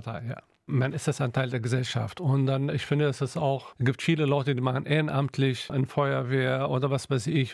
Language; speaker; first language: German; non-native, local second language; Arabic